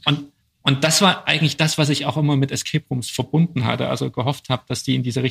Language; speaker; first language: German; native; German